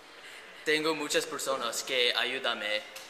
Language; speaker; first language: Spanish; non-native, learner; English